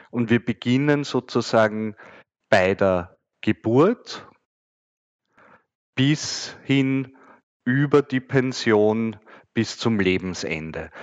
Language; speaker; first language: German; native; German